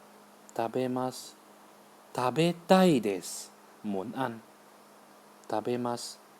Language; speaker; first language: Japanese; non-native, fluent; Vietnamese